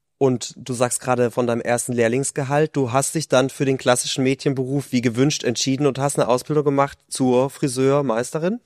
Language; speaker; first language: German; native; German